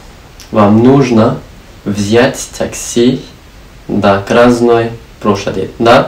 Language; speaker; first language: Russian; non-native, learner; English